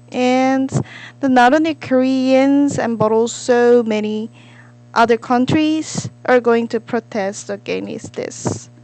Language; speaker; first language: English; non-native, learner; Korean